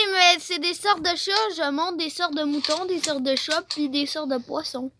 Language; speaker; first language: French; native; French